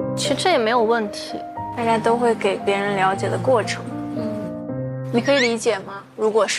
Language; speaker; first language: Chinese; native; Chinese